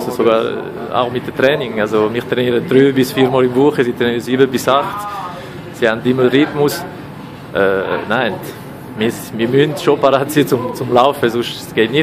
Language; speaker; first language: German; non-native, local second language; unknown